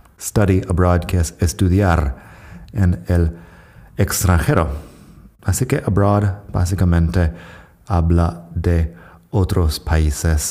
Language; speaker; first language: Spanish; non-native, fluent; English